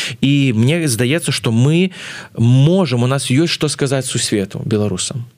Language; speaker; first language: Belarusian; non-native, local second language; Russian